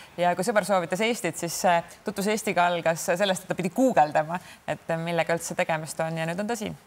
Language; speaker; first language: Estonian; native; Estonian